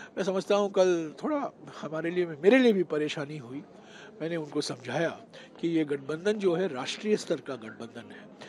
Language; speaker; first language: Hindi; non-native, local second language; Tamil